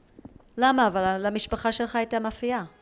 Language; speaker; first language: Hebrew; native; Hebrew